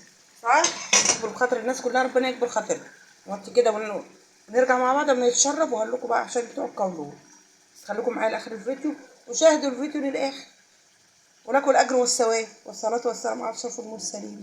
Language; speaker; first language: Arabic; native; Arabic